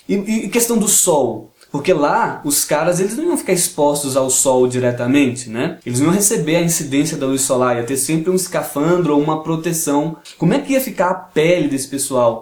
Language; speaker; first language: Portuguese; native; Portuguese